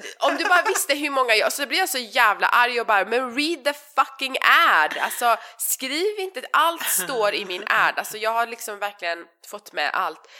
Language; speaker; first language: Swedish; early bilingual, other home language; Persian